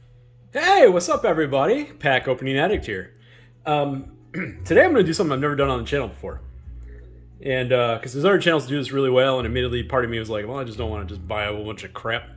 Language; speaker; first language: English; native; English